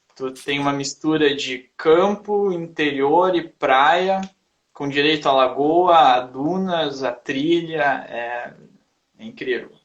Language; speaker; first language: Portuguese; native; Portuguese